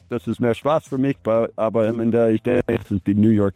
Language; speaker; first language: German; non-native, learner; English